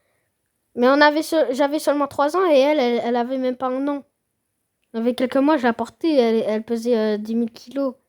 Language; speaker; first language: French; native; French